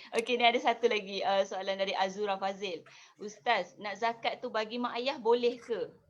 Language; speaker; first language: Malay; native; Malay